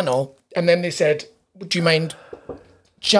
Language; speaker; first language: English; native; English